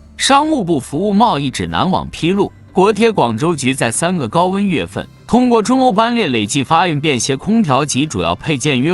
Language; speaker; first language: Chinese; native; Chinese